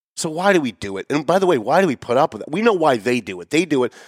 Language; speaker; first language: English; native; English